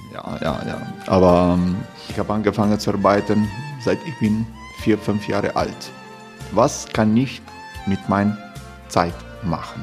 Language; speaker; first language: German; non-native, fluent; Croatian